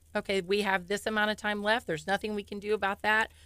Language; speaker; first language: English; native; English